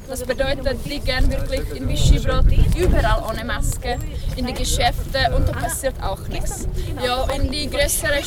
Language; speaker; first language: German; non-native, fluent; Czech